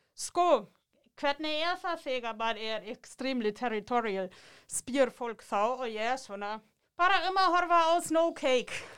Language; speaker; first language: Icelandic; non-native, fluent; German